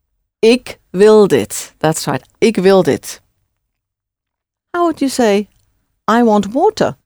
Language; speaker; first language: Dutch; non-native, fluent; English